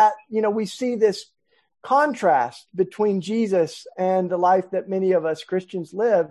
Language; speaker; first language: English; native; English